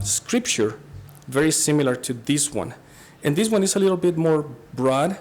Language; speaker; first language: English; non-native, fluent; Spanish